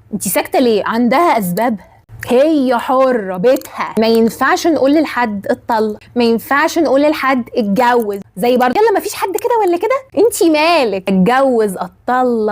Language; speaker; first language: Arabic; native; Arabic